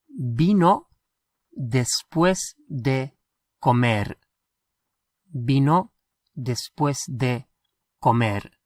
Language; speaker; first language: Spanish; non-native, fluent; English